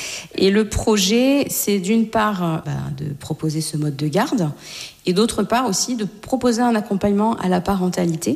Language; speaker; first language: French; native; French